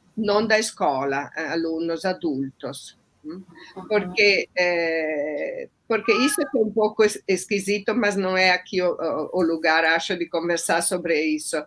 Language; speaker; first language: Portuguese; non-native, fluent; Italian